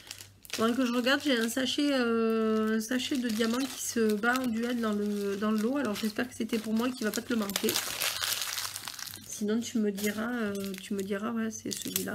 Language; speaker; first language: French; native; French